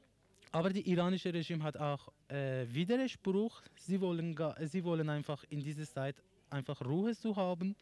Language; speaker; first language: German; non-native, learner; Persian